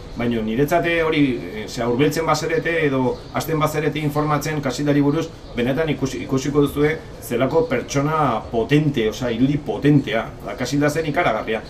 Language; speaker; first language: Basque; non-native, local second language; Spanish